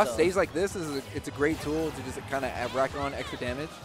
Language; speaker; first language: English; native; English